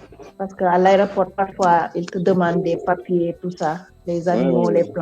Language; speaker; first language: French; non-native, local second language; Wolof